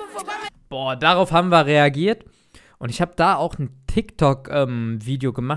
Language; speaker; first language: German; native; German